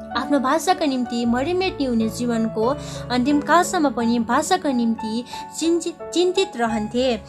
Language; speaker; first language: Nepali; native; Nepali